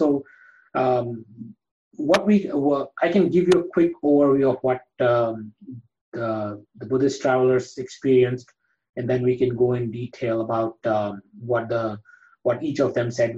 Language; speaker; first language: English; non-native, local second language; Gujarati